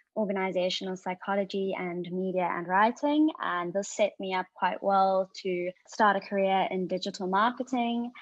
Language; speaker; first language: English; native; English